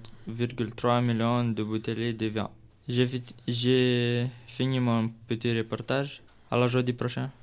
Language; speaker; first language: French; non-native, learner; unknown